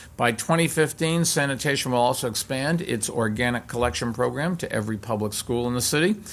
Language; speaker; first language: English; native; English